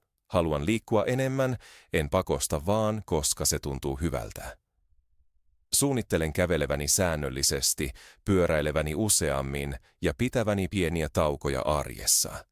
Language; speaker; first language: Finnish; non-native, fluent; Spanish